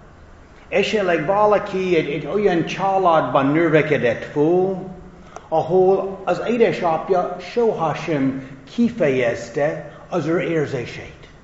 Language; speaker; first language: Hungarian; non-native, fluent; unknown